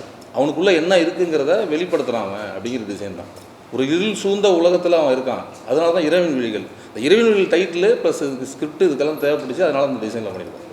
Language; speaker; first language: Tamil; native; Tamil